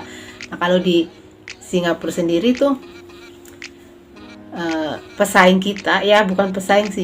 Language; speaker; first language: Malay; non-native, local second language; Javanese